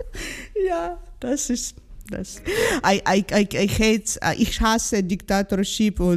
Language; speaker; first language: German; non-native, learner; Ukrainian